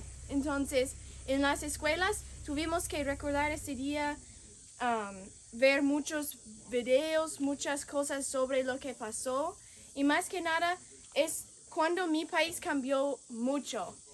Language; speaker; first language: Spanish; non-native, fluent; English